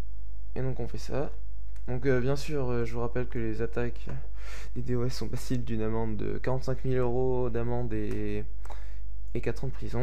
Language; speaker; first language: French; native; French